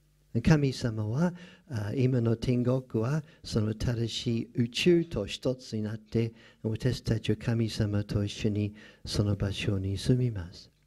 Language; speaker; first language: Japanese; non-native, fluent; English